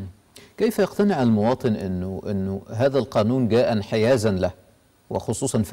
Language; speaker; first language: Arabic; native; Arabic